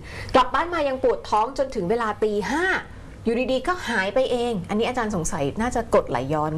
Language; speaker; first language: Thai; native; Thai